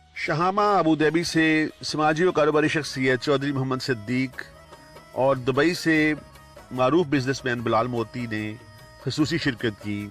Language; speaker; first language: Urdu; native; Urdu